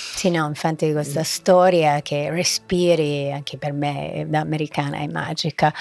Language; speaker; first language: Italian; non-native, fluent; English